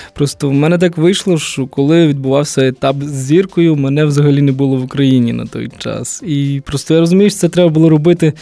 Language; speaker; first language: Ukrainian; native; Ukrainian